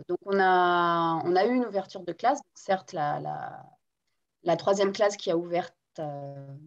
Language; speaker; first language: French; non-native, local second language; Guadeloupean Creole French